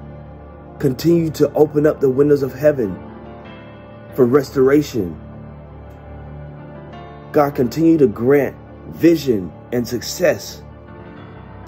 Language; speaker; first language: English; native; English